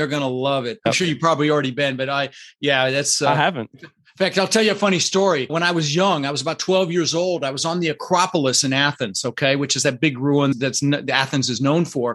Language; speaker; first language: English; early bilingual, other home language; Dutch